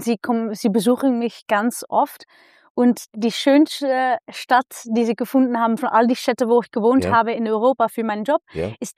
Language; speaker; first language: German; non-native, fluent; Dutch